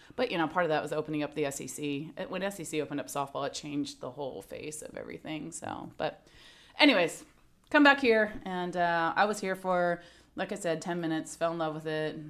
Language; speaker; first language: English; native; English